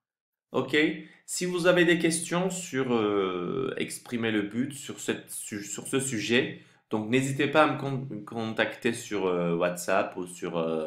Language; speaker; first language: French; non-native, fluent; Turkish